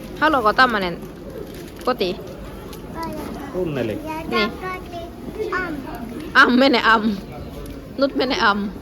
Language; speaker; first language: Finnish; non-native, learner; Thai